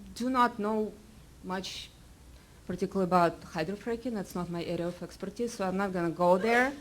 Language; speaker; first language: English; non-native, fluent; Russian